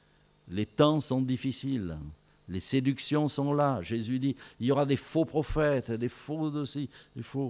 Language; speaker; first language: French; native; French